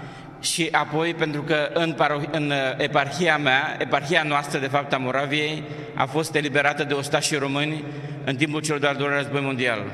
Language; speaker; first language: Romanian; non-native, fluent; Czech